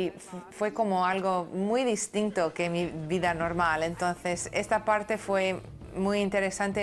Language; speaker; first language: Spanish; non-native, fluent; English